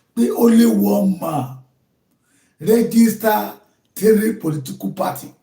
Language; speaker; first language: English; non-native, local second language; Yoruba